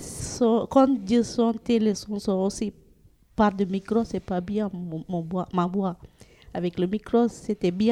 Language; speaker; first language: French; non-native, learner; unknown